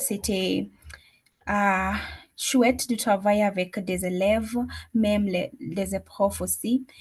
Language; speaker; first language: French; non-native, learner; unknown